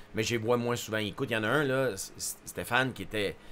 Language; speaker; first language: French; native; French